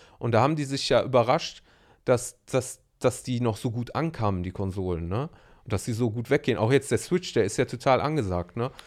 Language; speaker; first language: German; early bilingual, other home language; Arabic